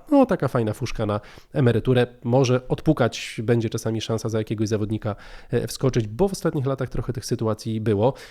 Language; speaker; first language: Polish; native; Polish